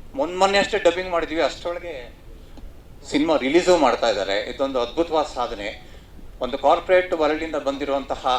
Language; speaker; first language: Kannada; native; Kannada